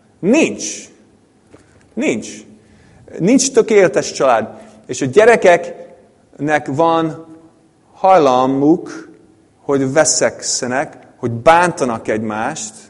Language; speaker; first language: Hungarian; non-native, fluent; English